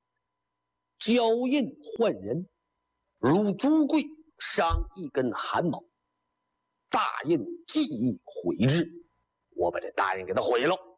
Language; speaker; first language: Chinese; native; Chinese